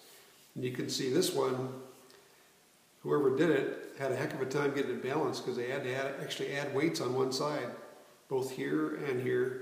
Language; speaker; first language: English; native; English